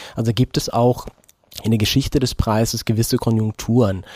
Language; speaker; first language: German; non-native, fluent; Norwegian